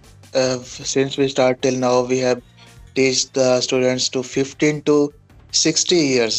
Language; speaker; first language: English; non-native, local second language; Punjabi